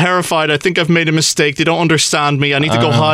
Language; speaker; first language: English; native; English